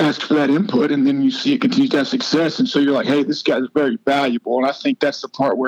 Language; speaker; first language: English; native; English